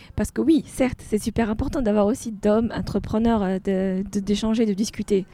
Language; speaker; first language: French; non-native, local second language; Arabic